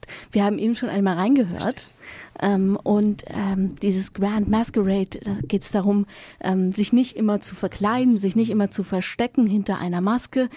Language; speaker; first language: German; native; German